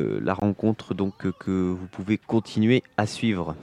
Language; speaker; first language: French; native; French